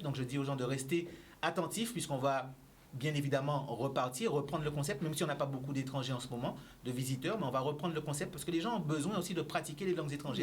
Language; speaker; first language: French; native; French